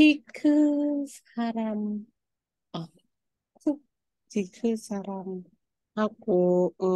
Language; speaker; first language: Korean; non-native, learner; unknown